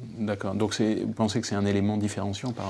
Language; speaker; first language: French; native; French